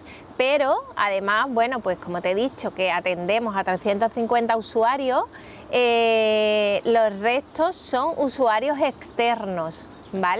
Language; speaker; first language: Spanish; native; Spanish